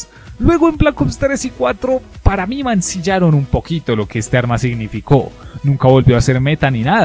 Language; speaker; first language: Spanish; native; Spanish